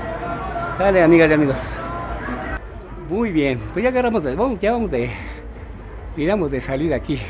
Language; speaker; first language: Spanish; native; Spanish